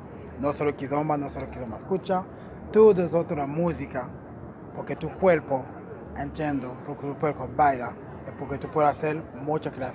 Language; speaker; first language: Spanish; non-native, learner; Portuguese